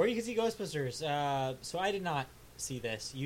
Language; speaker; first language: English; native; English